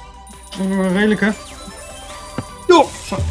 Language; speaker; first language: Dutch; native; Dutch